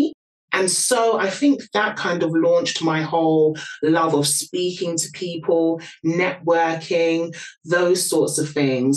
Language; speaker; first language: English; native; English